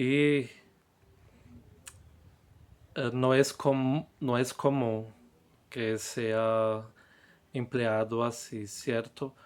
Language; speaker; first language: Spanish; non-native, fluent; Portuguese